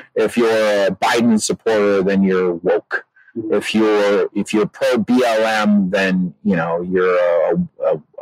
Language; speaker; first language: English; native; English